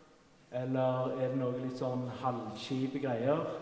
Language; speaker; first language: Norwegian; native; Norwegian